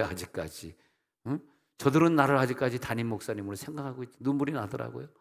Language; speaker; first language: Korean; native; Korean